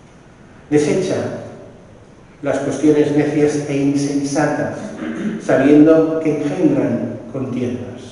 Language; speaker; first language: Spanish; native; Spanish